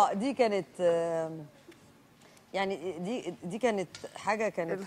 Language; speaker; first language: Arabic; native; Arabic